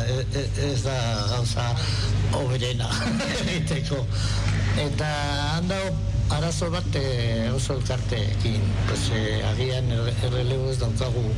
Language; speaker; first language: Basque; non-native, local second language; Spanish